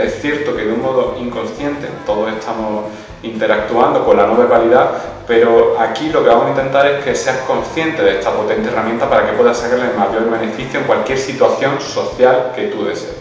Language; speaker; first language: Spanish; native; Spanish